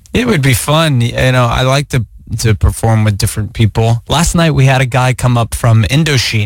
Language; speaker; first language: English; native; English